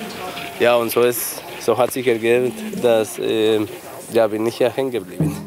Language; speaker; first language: German; non-native, fluent; Spanish